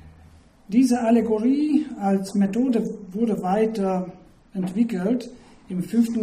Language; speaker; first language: German; non-native, fluent; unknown